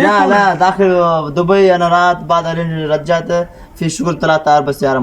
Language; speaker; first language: Arabic; non-native, learner; Urdu